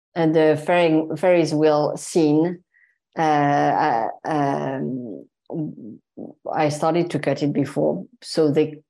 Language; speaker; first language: English; non-native, fluent; French